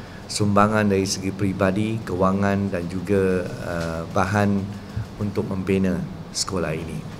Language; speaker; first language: Malay; non-native, local second language; Chinese